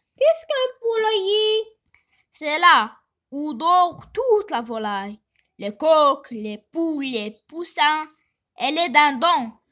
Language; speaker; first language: French; non-native, local second language; Arabic